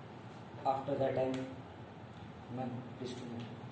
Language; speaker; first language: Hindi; native; Hindi